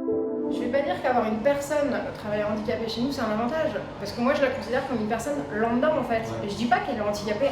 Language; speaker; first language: French; native; French